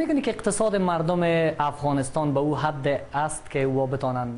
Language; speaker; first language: Persian; native; Persian